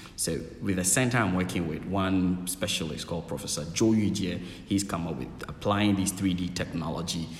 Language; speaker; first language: English; non-native, local second language; Akan